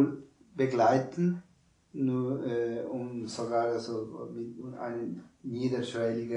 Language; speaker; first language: German; non-native, learner; Spanish